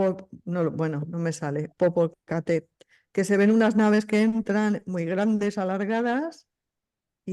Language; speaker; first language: Spanish; native; Spanish